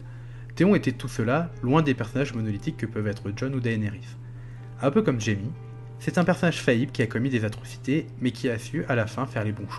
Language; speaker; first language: French; native; French